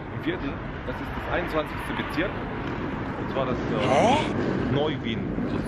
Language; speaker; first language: German; non-native, fluent; Slovenian